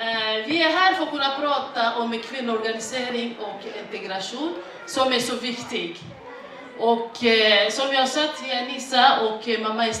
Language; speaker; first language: Swedish; non-native, fluent; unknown